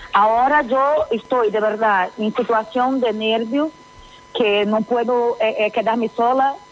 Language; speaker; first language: Spanish; non-native, fluent; Portuguese